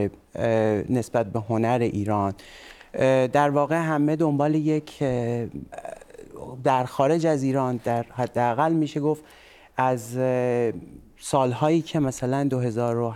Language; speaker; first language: Persian; native; Persian